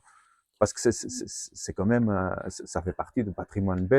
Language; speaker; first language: French; non-native, fluent; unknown